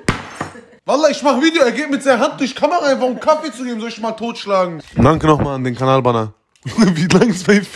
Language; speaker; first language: German; native; German